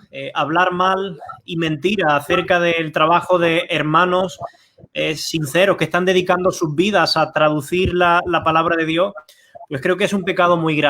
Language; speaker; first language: Spanish; native; Spanish